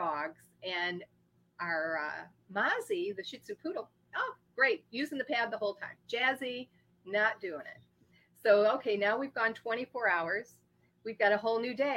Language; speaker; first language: English; native; English